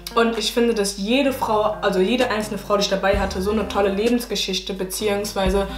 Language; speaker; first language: German; native; German